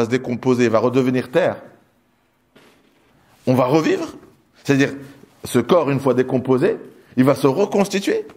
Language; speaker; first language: French; native; French